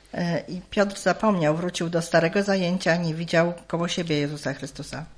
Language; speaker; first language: Russian; non-native, learner; Polish